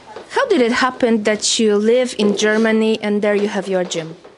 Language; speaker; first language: English; non-native, fluent; Polish